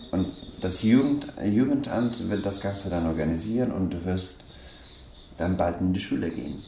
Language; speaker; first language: German; non-native, fluent; Persian